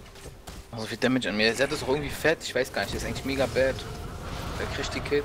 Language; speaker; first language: German; native; German